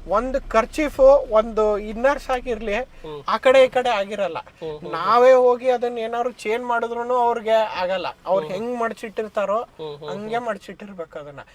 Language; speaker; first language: Kannada; native; Kannada